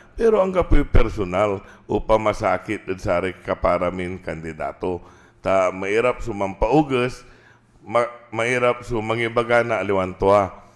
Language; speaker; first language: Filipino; non-native, local second language; Pangasinan